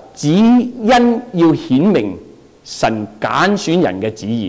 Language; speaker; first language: Cantonese; native; Cantonese